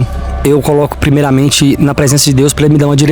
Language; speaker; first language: Portuguese; native; Portuguese